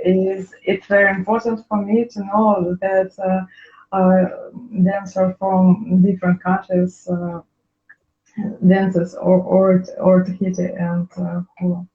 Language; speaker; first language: English; non-native, learner; Russian